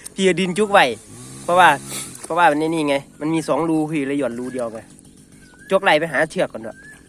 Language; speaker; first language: Thai; native; Thai